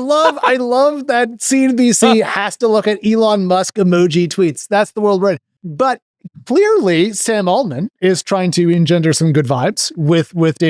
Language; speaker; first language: English; native; English